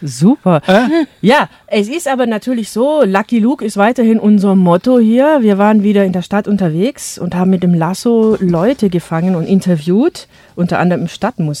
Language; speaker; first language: German; native; German